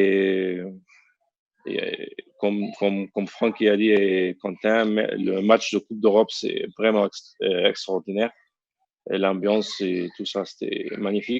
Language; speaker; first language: French; non-native, learner; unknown